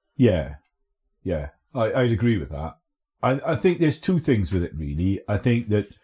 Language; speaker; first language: English; native; English